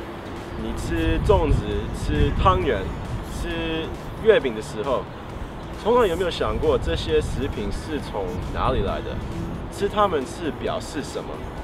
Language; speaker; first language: Chinese; early bilingual, heritage; Chinese